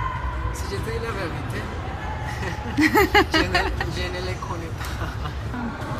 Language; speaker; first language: French; non-native, learner; Spanish